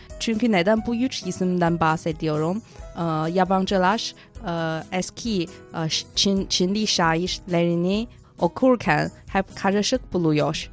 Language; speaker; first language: Turkish; non-native, fluent; Chinese